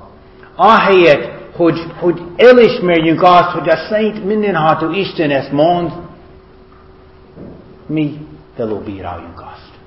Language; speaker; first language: Hungarian; non-native, learner; English